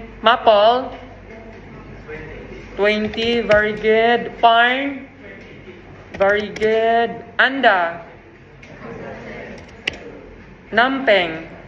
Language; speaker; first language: English; non-native, local second language; Filipino